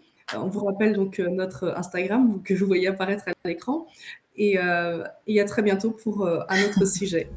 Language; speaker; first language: French; native; French